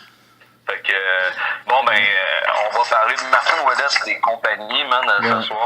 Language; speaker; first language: French; native; French